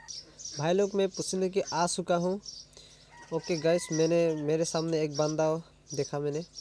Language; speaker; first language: Hindi; non-native, local second language; Assamese